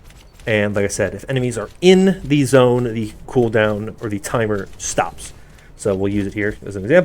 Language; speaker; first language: English; native; English